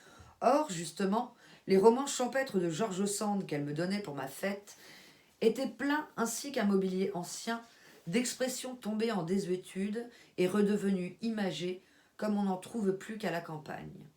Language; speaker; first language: French; native; French